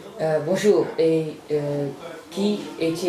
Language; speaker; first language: French; non-native, learner; Dutch